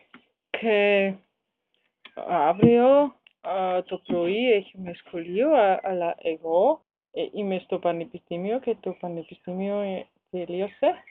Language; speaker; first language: Greek; non-native, learner; German